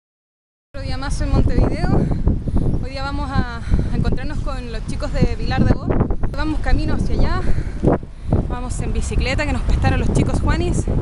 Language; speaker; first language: Spanish; native; Spanish